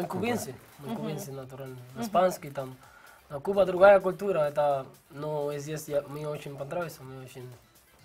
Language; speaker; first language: Russian; non-native, learner; Spanish